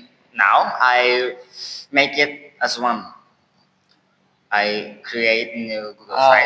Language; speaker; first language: English; non-native, learner; Indonesian